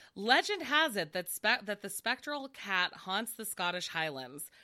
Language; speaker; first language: English; native; English